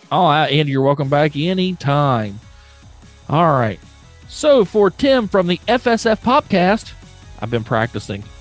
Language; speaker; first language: English; native; English